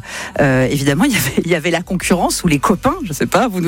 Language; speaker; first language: French; native; French